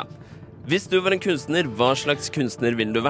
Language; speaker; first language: Norwegian; native; Norwegian